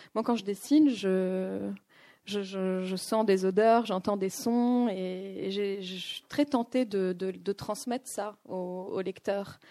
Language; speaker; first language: French; non-native, local second language; Arabic